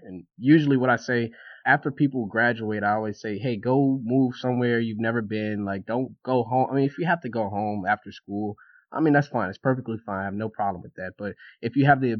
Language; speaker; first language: English; native; English